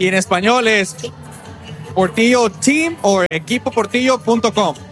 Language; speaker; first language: Spanish; early bilingual, heritage; Spanish